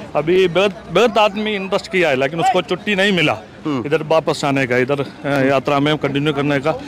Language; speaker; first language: Hindi; non-native, local second language; Malayalam